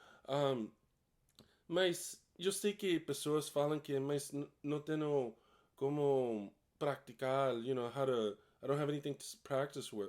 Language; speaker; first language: Portuguese; non-native, learner; English